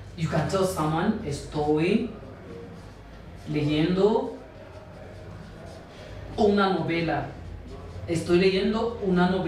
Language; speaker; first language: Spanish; non-native, fluent; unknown